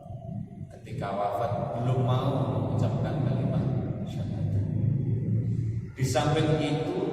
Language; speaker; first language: Indonesian; non-native, local second language; Javanese